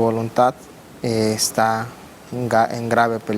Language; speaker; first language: Spanish; native; Spanish